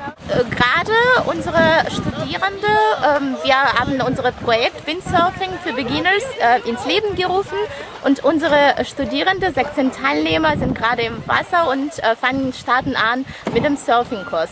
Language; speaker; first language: German; non-native, fluent; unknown